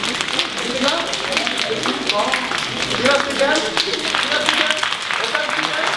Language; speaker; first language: Swedish; non-native, learner; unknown